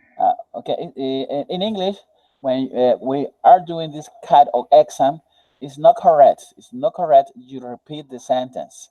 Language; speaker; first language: English; non-native, learner; Spanish